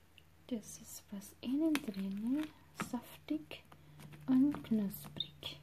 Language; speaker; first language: German; non-native, learner; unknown